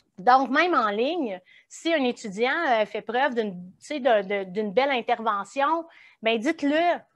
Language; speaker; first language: French; native; French